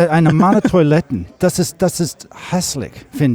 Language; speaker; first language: German; non-native, learner; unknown